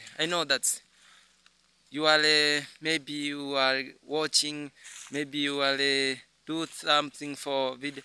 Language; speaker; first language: English; non-native, learner; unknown